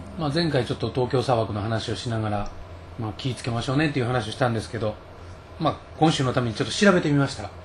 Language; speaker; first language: Japanese; native; Japanese